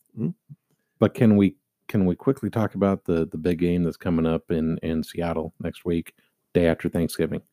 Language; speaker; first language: English; native; English